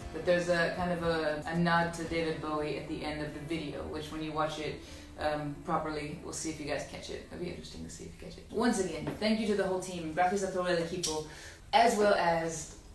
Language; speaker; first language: English; native; English